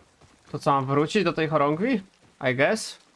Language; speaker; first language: Polish; native; Polish